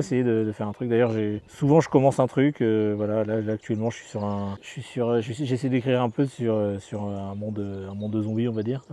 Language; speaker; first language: French; native; French